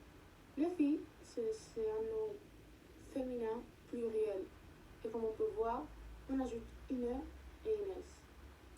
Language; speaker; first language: French; non-native, learner; Spanish